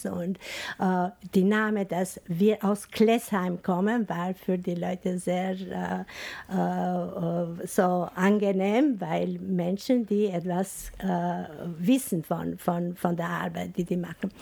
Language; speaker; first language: German; non-native, fluent; Albanian